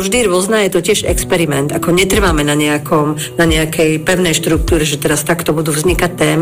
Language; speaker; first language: Slovak; native; Slovak